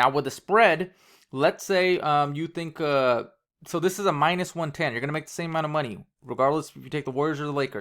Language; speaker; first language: English; native; English